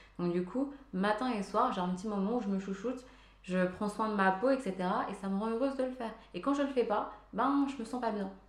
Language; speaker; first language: French; early bilingual, other home language; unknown